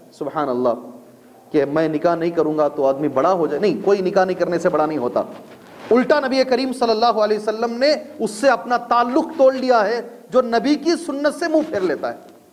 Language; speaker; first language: Urdu; native; Urdu